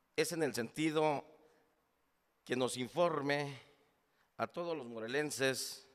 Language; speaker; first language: Spanish; native; Spanish